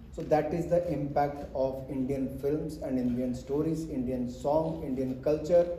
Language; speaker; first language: English; non-native, local second language; Hindi